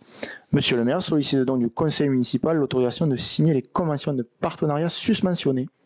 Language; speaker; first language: French; native; French